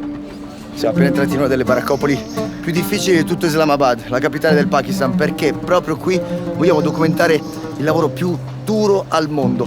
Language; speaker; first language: Italian; native; Italian